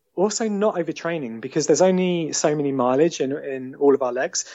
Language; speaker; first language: English; native; English